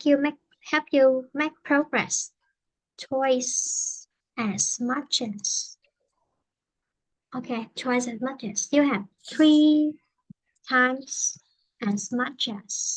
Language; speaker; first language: English; non-native, fluent; Vietnamese